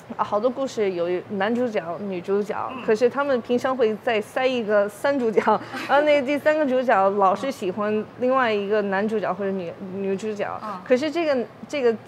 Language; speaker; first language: Chinese; early bilingual, heritage; Chinese